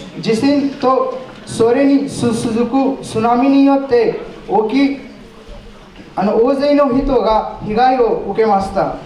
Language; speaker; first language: Japanese; non-native, learner; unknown